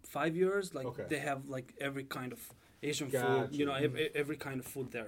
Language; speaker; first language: English; non-native, fluent; Albanian